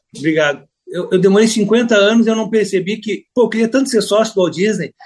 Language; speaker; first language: Portuguese; native; Portuguese